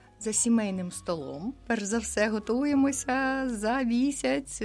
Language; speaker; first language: Ukrainian; native; Ukrainian